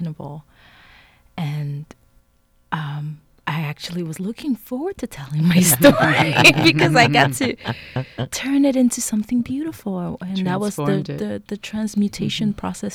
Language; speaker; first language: English; non-native, local second language; Igbo